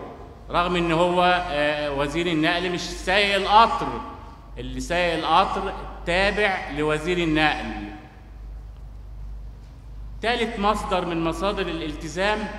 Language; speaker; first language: Arabic; native; Arabic